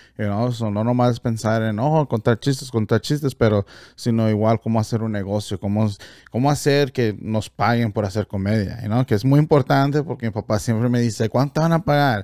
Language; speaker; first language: Spanish; early bilingual, heritage; Spanish